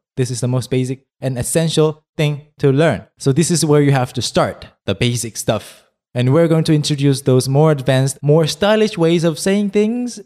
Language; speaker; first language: English; non-native, fluent; Korean